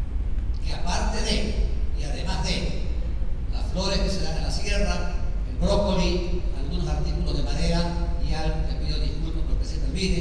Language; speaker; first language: Spanish; native; Spanish